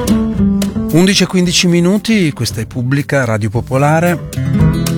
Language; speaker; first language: Italian; native; Italian